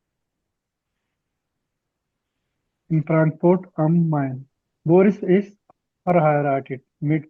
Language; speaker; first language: German; non-native, learner; Urdu